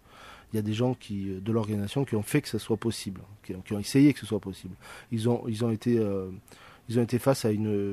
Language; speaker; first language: French; native; French